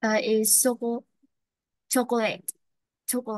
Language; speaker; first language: English; non-native, learner; Vietnamese